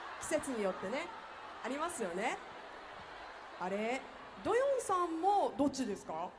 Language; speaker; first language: Japanese; native; Japanese